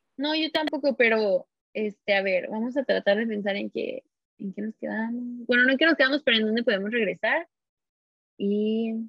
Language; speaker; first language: Spanish; early bilingual, heritage; Spanish